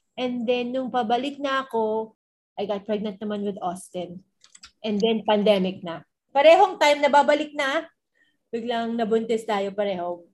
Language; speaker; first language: Filipino; native; Filipino